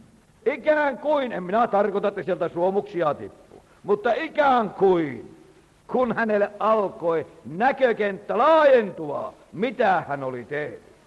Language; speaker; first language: Finnish; native; Finnish